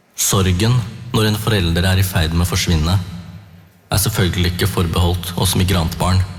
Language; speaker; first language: Norwegian; early bilingual, other home language; Tamil